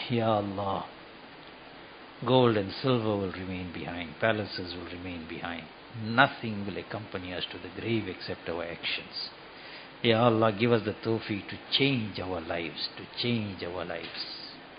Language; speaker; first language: English; native; English